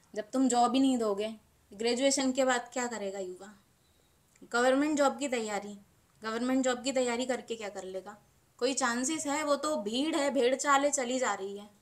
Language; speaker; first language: Hindi; native; Hindi